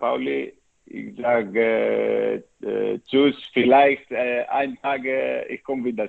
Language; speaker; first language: German; non-native, learner; Greek